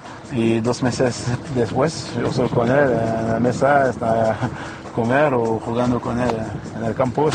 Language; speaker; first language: Spanish; non-native, learner; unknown